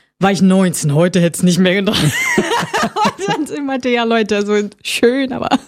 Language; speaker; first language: German; non-native, fluent; Portuguese